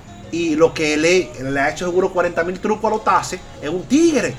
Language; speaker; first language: Spanish; early bilingual, heritage; Spanish